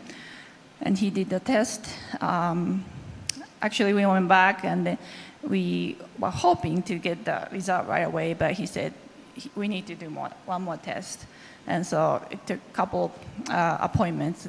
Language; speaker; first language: English; non-native, fluent; Japanese